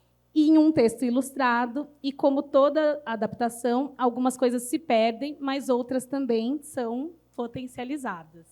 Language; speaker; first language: Portuguese; native; Portuguese